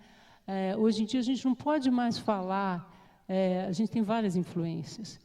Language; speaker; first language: Portuguese; native; Portuguese